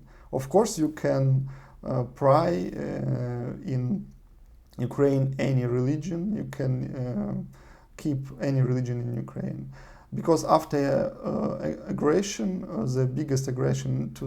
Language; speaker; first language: English; non-native, learner; Russian